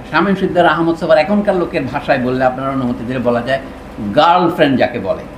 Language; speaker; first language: Bangla; non-native, local second language; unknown